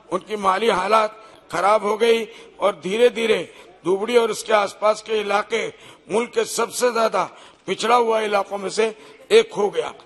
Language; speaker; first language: Hindi; non-native, local second language; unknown